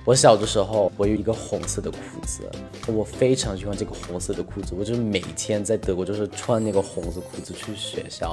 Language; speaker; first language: Chinese; non-native, fluent; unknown